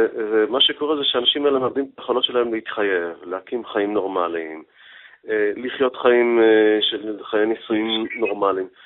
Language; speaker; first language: Hebrew; native; Hebrew